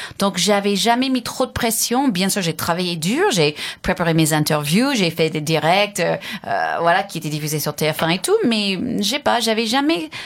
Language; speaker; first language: French; non-native, fluent; English